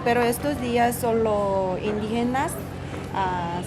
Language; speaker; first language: Spanish; non-native, learner; Korean